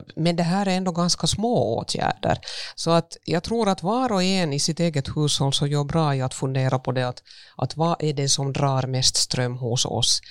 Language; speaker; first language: Swedish; native; Swedish